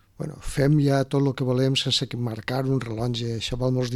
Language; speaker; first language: Catalan; native; Catalan